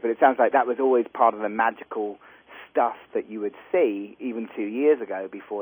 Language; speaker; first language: English; native; English